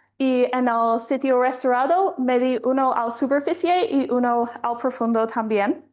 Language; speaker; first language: Spanish; non-native, fluent; English